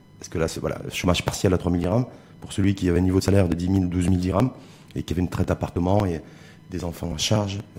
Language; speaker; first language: French; non-native, local second language; Arabic